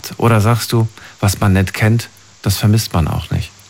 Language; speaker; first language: German; native; German